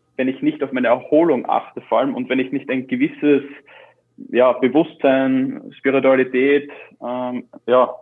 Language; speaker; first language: German; native; German